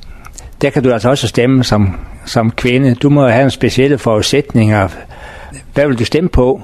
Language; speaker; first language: Danish; non-native, learner; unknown